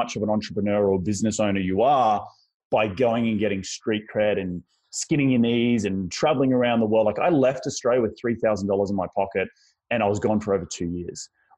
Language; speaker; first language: English; native; English